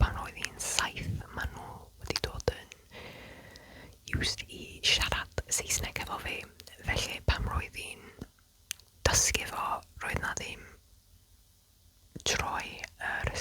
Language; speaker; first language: Welsh; non-native, local second language; English